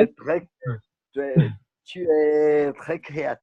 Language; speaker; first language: French; non-native, learner; Portuguese